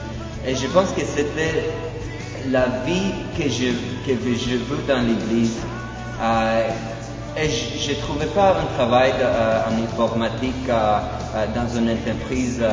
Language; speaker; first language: French; non-native, fluent; Polish